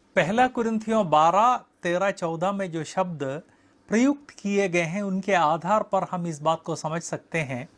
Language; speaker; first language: Hindi; native; Hindi